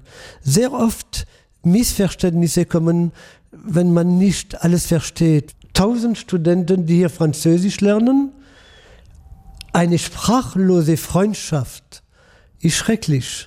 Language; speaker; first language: German; non-native, fluent; French